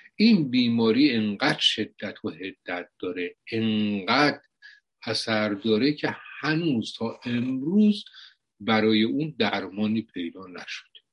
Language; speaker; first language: Persian; native; Persian